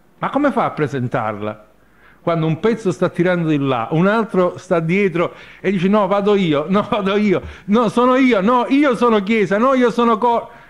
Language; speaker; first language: Italian; native; Italian